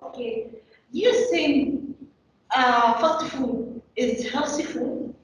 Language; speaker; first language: English; non-native, learner; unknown